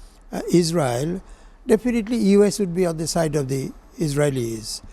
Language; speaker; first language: English; non-native, local second language; Bangla